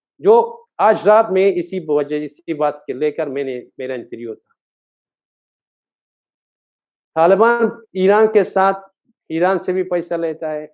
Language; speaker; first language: Hindi; non-native, learner; Persian